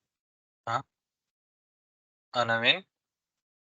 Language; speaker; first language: Arabic; non-native, fluent; Tamil